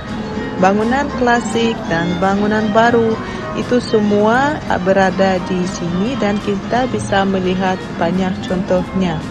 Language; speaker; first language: Indonesian; non-native, fluent; Russian